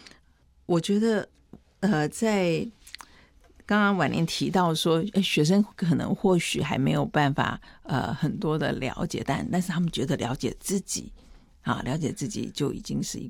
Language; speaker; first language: Chinese; native; Chinese